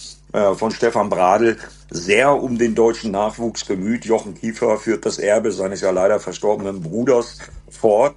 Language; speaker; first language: German; native; German